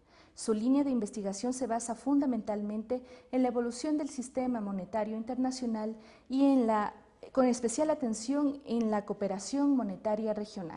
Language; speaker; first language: Spanish; native; Spanish